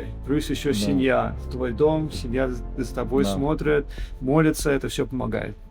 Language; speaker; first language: Russian; early bilingual, heritage; English